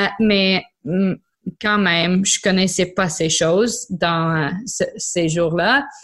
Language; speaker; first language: French; non-native, local second language; English